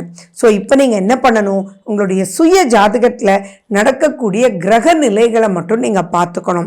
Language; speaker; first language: Tamil; native; Tamil